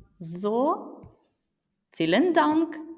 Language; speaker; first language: German; non-native, fluent; Ukrainian